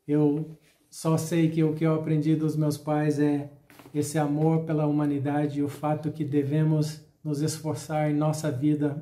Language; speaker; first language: Portuguese; early bilingual, other home language; English